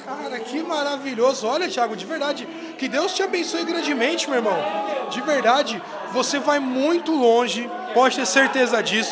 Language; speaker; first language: Portuguese; native; Portuguese